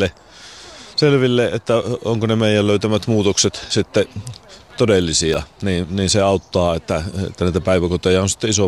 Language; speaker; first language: Finnish; native; Finnish